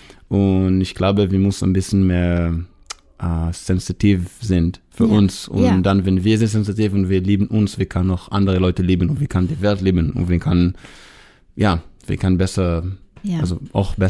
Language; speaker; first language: German; non-native, learner; Hebrew